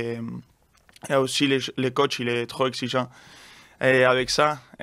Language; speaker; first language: French; non-native, learner; Spanish